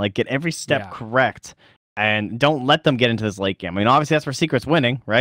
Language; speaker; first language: English; native; English